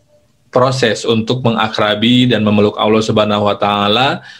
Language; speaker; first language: Indonesian; native; Indonesian